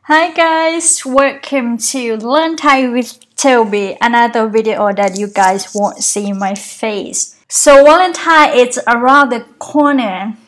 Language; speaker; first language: English; non-native, fluent; Thai